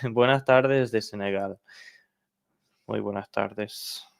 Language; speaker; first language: Spanish; non-native, fluent; English